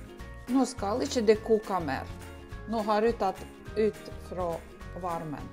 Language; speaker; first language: Norwegian; non-native, learner; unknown